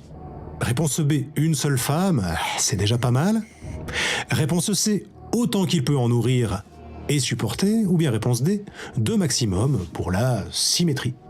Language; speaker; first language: French; native; French